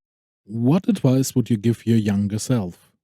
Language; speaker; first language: English; non-native, fluent; German